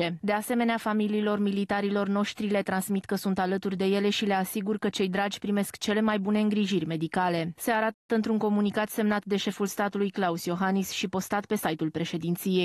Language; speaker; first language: Romanian; native; Romanian